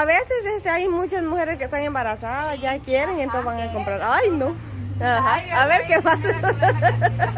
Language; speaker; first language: Spanish; native; Spanish